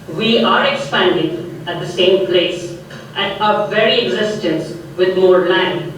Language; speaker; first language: English; non-native, local second language; Punjabi